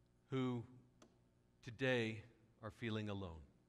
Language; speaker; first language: English; native; English